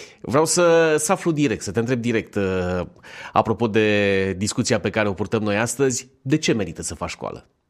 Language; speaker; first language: Romanian; native; Romanian